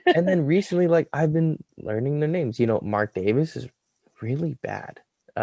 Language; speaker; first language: English; native; English